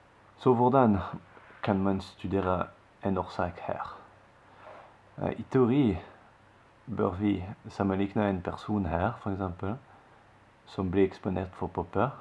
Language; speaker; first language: Norwegian; non-native, fluent; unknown